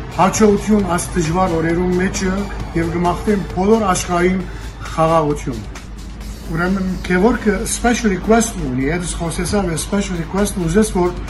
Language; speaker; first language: Armenian; native; Armenian